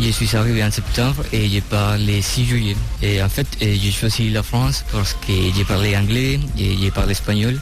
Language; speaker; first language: French; non-native, learner; Spanish